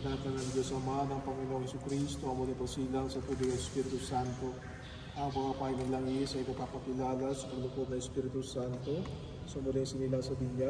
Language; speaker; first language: Filipino; native; Filipino